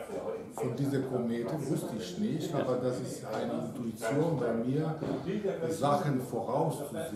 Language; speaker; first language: German; non-native, fluent; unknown